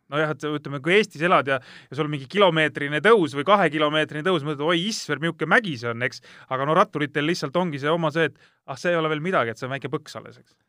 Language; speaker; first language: Estonian; native; Estonian